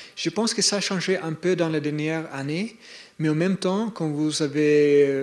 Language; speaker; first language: French; non-native, fluent; English